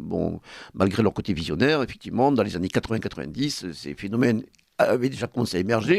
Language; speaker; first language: French; native; French